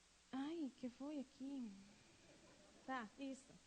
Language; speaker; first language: Portuguese; non-native, fluent; Spanish